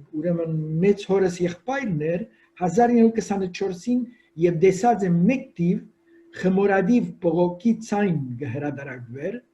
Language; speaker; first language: Armenian; early bilingual, heritage; Armenian